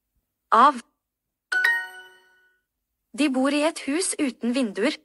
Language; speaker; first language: Norwegian; non-native, learner; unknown